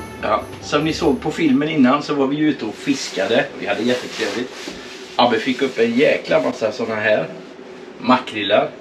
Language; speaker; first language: Swedish; native; Swedish